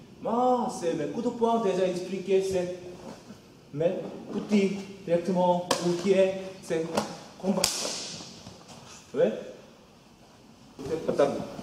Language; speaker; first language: French; non-native, learner; Korean